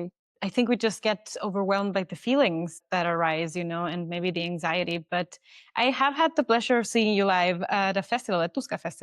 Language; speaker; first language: English; non-native, fluent; German